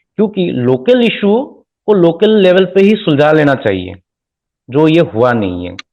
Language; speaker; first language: Hindi; non-native, local second language; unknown